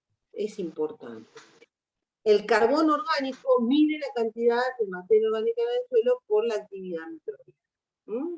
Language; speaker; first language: Spanish; native; Spanish